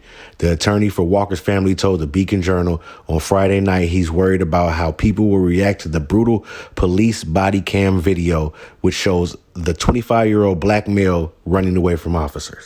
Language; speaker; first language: English; native; English